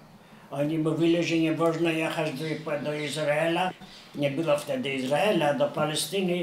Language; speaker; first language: Polish; non-native, local second language; Yiddish